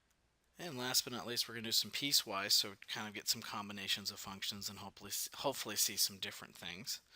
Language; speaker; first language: English; native; English